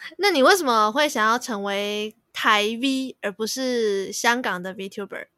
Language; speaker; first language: Chinese; native; Chinese